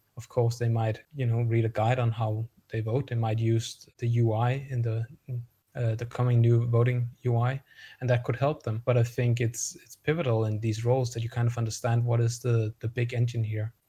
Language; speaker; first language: English; non-native, fluent; Danish